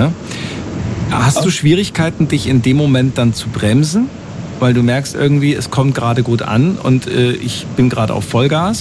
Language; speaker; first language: German; native; German